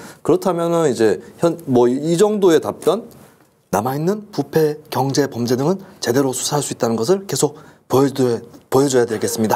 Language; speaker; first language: Korean; native; Korean